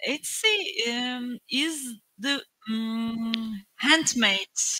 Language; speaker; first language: English; non-native, learner; Turkish